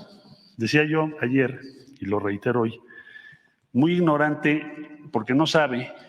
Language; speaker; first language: Spanish; native; Spanish